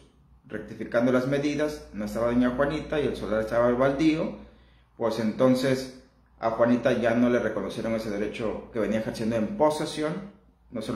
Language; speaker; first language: Spanish; native; Spanish